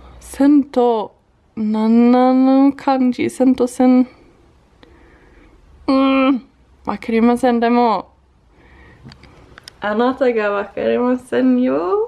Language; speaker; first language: Japanese; non-native, learner; Swedish